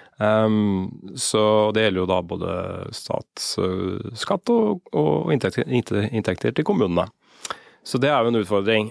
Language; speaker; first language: Norwegian; native; Norwegian